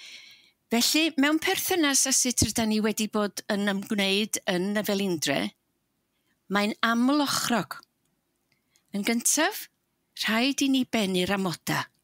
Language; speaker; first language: Welsh; native; Welsh